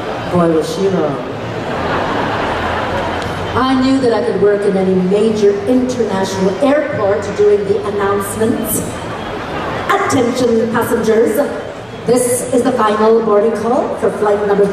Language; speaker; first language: English; early bilingual, other home language; Ukrainian